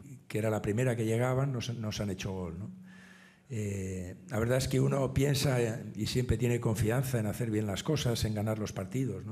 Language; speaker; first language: Spanish; native; Spanish